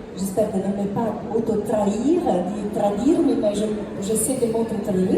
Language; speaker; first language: French; non-native, fluent; Italian